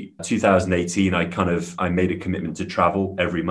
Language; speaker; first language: English; native; English